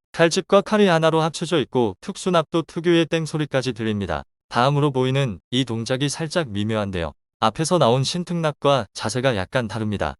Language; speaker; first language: Korean; native; Korean